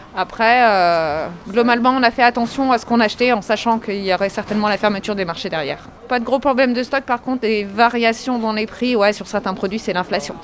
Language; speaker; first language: French; native; French